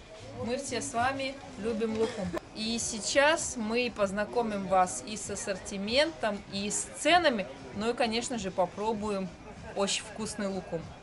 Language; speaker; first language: Russian; native; Russian